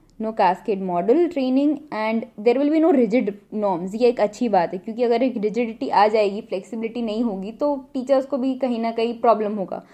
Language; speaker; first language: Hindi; non-native, local second language; Gujarati